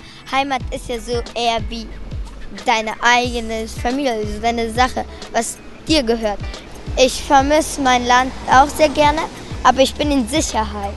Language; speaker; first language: German; early bilingual, other home language; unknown